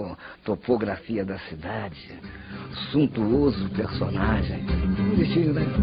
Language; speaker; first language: Portuguese; native; Portuguese